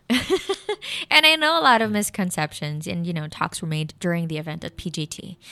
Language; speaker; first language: English; non-native, local second language; Filipino